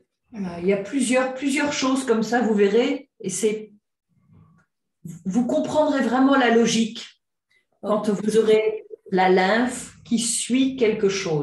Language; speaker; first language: French; native; French